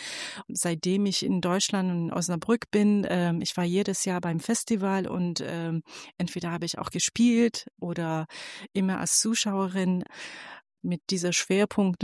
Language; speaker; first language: German; non-native, fluent; Persian